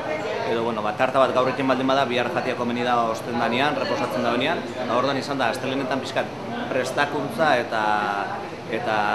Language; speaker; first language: Basque; native; Basque